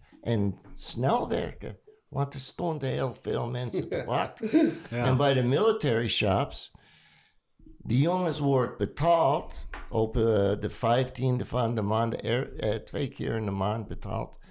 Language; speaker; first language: Dutch; non-native, learner; English